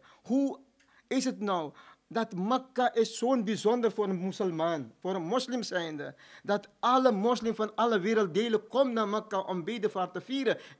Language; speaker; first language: Dutch; non-native, fluent; Urdu